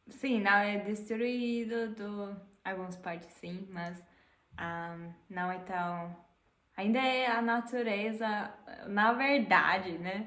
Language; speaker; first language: Portuguese; non-native, fluent; German